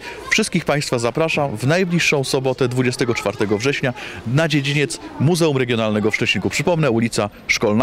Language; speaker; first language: Polish; native; Polish